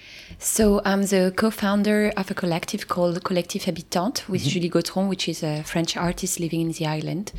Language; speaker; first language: English; non-native, fluent; French